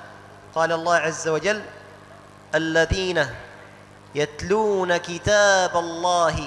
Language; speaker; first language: Arabic; native; Arabic